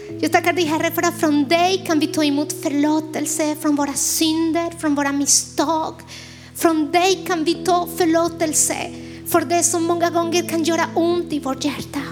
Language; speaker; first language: Swedish; non-native, fluent; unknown